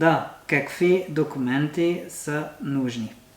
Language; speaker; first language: Bulgarian; non-native, learner; French